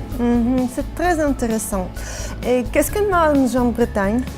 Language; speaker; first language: French; non-native, fluent; Russian